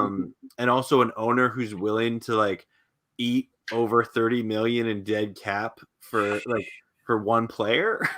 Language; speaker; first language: English; native; English